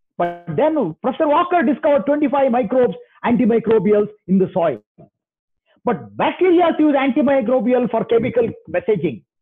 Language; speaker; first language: English; non-native, local second language; Kannada